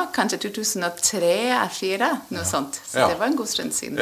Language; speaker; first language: Norwegian; non-native, fluent; English